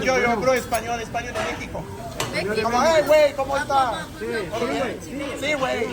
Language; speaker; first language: Spanish; non-native, learner; Haitian Creole